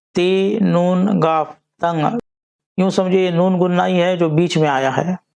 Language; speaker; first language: Urdu; native; Urdu